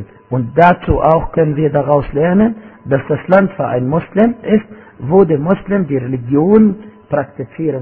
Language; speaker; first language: German; non-native, fluent; Arabic